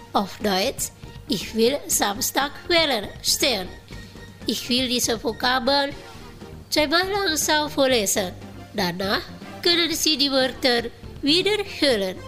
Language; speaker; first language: German; non-native, fluent; Indonesian